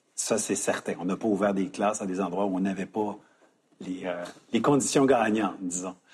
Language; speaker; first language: French; native; French